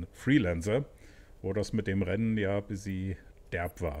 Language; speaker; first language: German; native; German